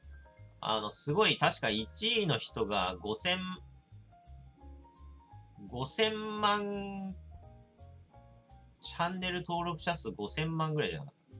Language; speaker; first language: Japanese; native; Japanese